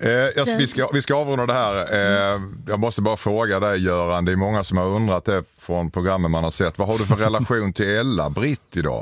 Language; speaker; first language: Swedish; native; Swedish